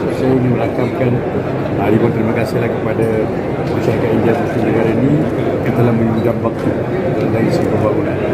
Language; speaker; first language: Malay; non-native, local second language; Tamil